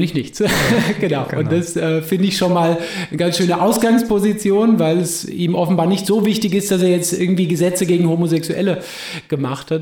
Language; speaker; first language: German; native; German